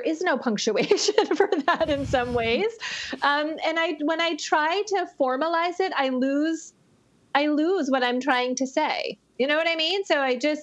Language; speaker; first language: English; native; English